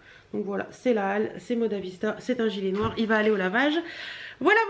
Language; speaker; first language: French; native; French